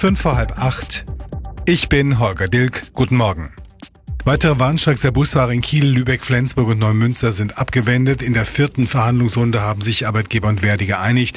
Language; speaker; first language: German; native; German